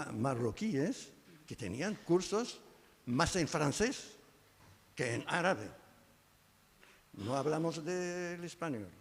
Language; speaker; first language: Spanish; non-native, fluent; Arabic